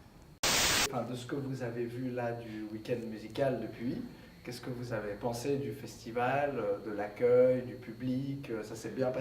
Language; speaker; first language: French; native; French